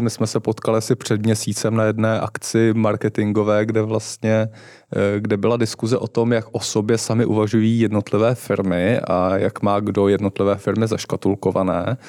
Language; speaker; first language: Czech; native; Czech